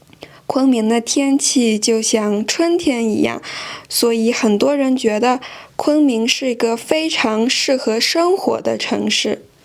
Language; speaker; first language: Chinese; non-native, fluent; French